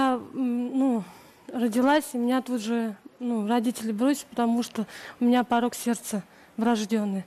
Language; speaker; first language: Russian; native; Russian